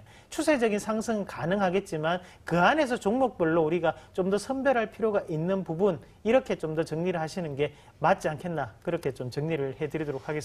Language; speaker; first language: Korean; native; Korean